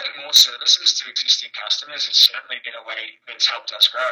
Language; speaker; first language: English; native; English